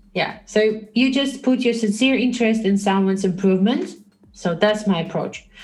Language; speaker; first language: English; non-native, fluent; Russian